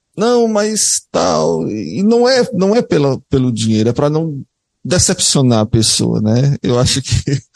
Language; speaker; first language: Portuguese; native; Portuguese